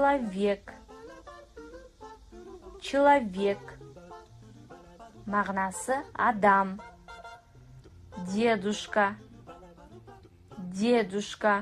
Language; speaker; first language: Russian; non-native, fluent; Kazakh